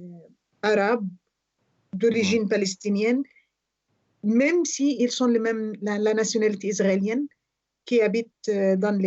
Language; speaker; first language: French; non-native, fluent; Arabic